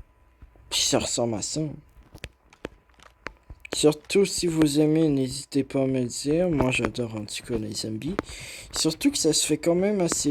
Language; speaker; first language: French; native; French